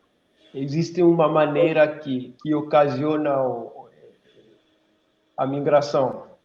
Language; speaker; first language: Portuguese; non-native, local second language; Haitian Creole